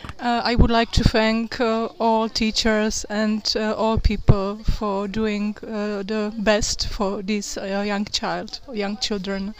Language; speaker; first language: English; non-native, learner; Czech